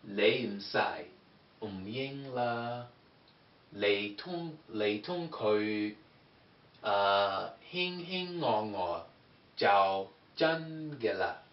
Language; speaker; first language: Cantonese; non-native, learner; English